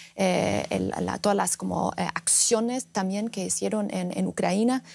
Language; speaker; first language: Spanish; non-native, fluent; Russian